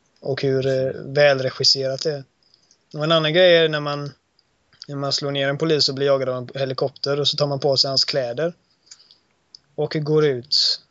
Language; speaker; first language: Swedish; native; Swedish